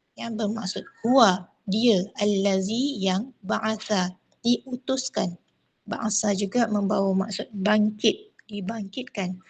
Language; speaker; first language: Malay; native; Malay